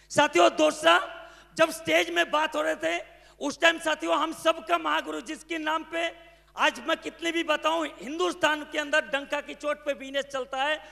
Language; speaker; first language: Hindi; non-native, local second language; Bangla